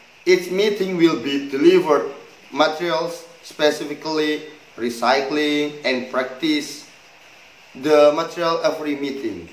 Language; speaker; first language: English; non-native, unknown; Indonesian